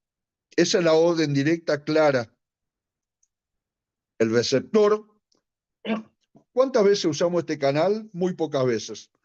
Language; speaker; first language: Spanish; native; Spanish